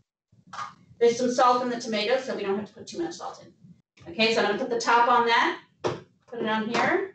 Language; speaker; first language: English; native; English